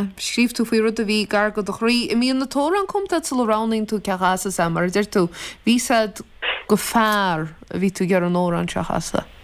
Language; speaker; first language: Irish; native; Irish